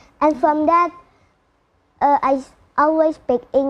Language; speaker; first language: English; non-native, learner; Indonesian